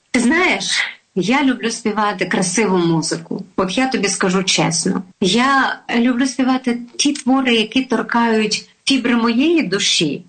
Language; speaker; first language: Ukrainian; native; Ukrainian